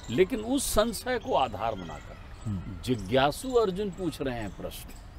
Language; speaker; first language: Hindi; native; Hindi